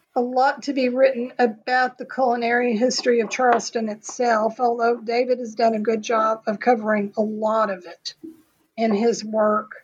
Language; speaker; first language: English; native; English